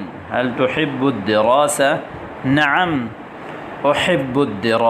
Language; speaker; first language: Arabic; non-native, fluent; Urdu